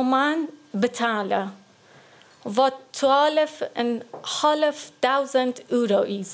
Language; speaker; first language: Dutch; non-native, learner; Persian